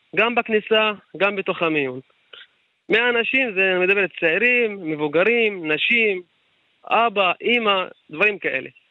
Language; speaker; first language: Hebrew; non-native, local second language; Arabic